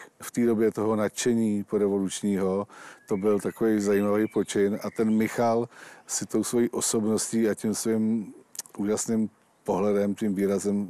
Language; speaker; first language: Czech; native; Czech